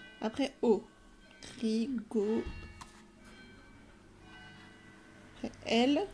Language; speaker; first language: French; native; French